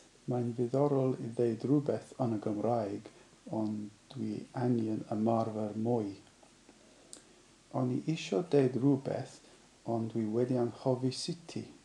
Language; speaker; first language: Welsh; non-native, learner; English